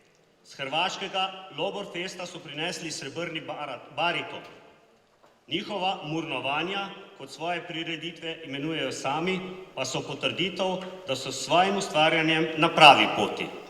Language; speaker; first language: Slovenian; native; Slovenian